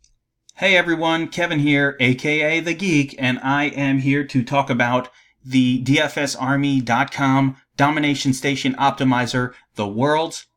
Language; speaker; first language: English; native; English